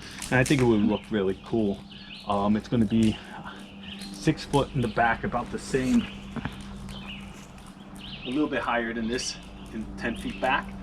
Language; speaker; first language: English; native; English